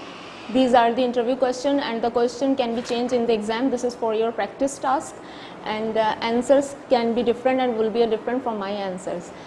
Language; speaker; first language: English; non-native, local second language; Urdu